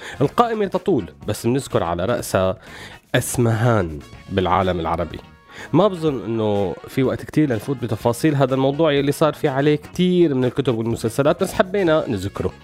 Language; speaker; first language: Arabic; native; Arabic